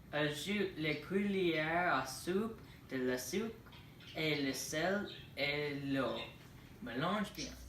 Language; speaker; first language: French; non-native, learner; English